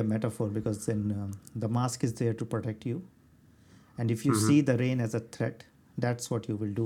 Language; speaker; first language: English; non-native, local second language; Hindi